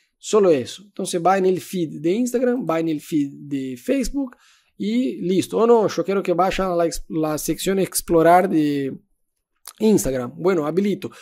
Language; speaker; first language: Spanish; non-native, fluent; Portuguese